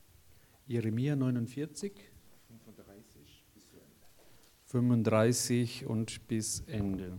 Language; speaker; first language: German; native; German